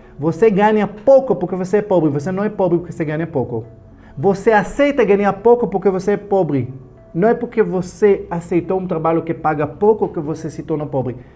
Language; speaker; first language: Portuguese; non-native, fluent; Hebrew